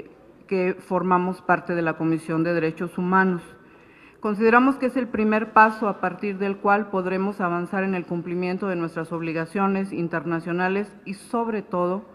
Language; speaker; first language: Spanish; native; Spanish